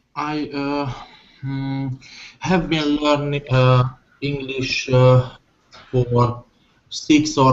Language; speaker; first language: English; non-native, learner; Hungarian